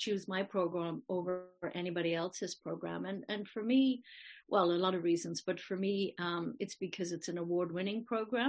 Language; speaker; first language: English; native; English